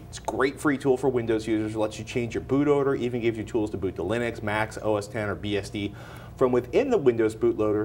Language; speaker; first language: English; native; English